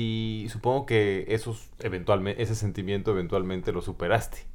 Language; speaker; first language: Spanish; native; Spanish